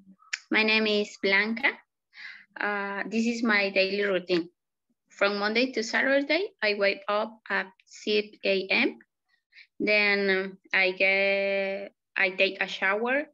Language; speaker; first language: English; non-native, learner; Spanish